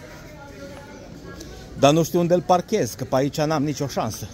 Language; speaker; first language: Romanian; native; Romanian